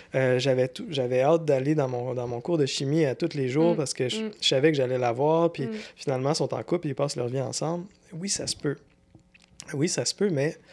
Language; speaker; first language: French; native; French